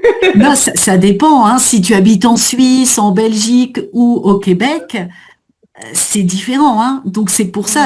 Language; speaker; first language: French; native; French